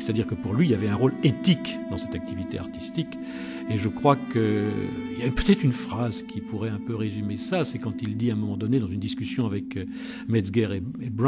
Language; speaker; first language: French; native; French